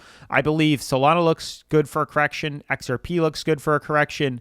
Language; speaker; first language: English; native; English